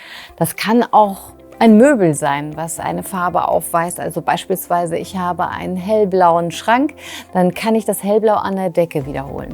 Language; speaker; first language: German; native; German